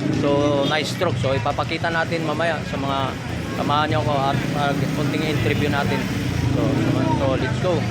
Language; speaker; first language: Filipino; native; Filipino